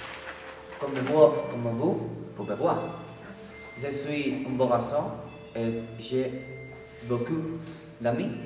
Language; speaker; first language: French; non-native, learner; Spanish